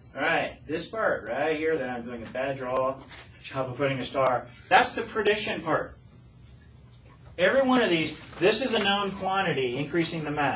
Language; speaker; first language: English; native; English